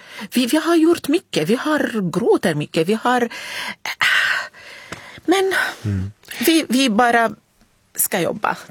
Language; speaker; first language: Swedish; non-native, learner; Arabic